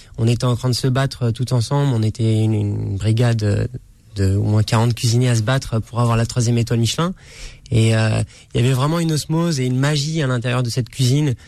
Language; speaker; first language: French; native; French